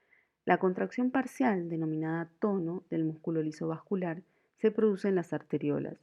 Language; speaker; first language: Spanish; native; Spanish